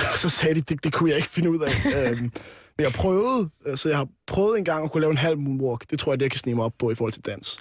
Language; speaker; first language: Danish; native; Danish